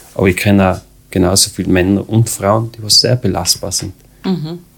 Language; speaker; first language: German; early bilingual, other home language; Croatian